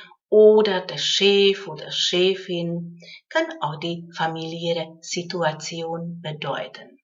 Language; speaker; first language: German; non-native, fluent; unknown